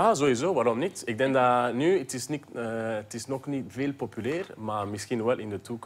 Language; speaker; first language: Dutch; non-native, local second language; French